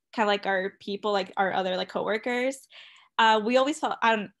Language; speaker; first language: English; early bilingual, other home language; Spanish